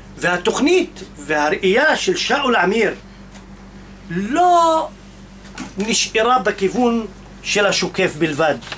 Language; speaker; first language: Hebrew; non-native, local second language; Arabic